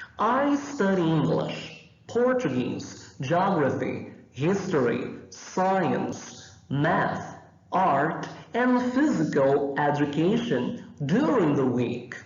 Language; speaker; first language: English; non-native, fluent; Portuguese